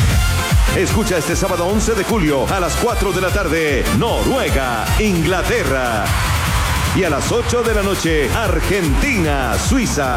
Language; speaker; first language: Spanish; native; Spanish